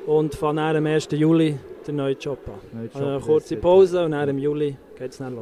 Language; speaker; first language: German; native; German